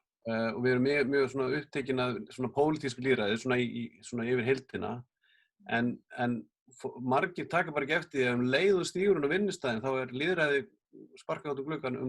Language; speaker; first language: Icelandic; native; Icelandic